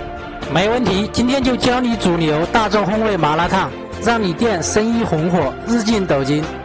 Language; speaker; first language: Chinese; native; Chinese